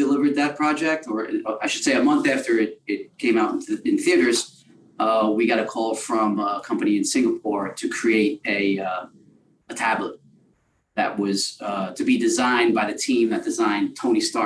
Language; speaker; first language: English; native; English